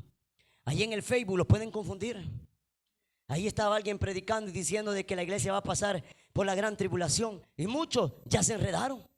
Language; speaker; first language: Spanish; native; Spanish